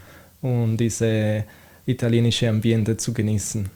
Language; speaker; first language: German; non-native, fluent; Italian